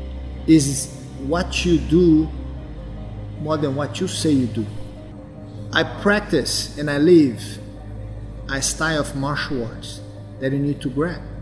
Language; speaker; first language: English; non-native, fluent; Portuguese